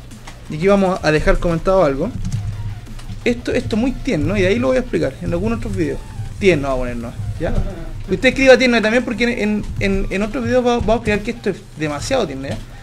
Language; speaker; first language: Spanish; native; Spanish